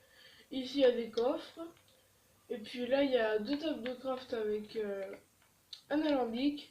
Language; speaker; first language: French; native; French